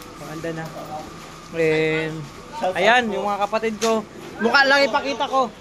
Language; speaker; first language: Filipino; non-native, local second language; Cebuano